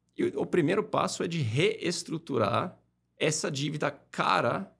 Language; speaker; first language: Portuguese; non-native, fluent; German